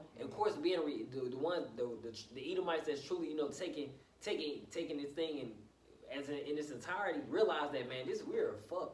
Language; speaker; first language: English; native; English